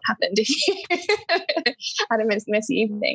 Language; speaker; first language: English; native; English